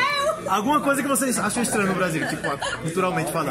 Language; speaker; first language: Portuguese; native; Portuguese